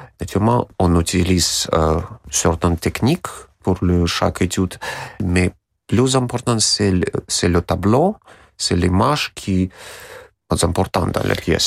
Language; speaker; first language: French; non-native, learner; Russian